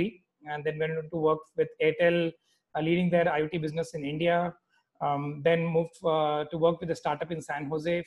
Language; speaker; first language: English; non-native, local second language; Hindi